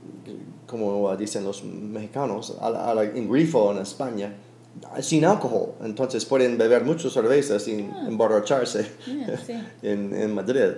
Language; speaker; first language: Spanish; non-native, fluent; English